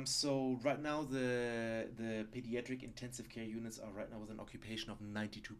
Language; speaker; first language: English; non-native, fluent; German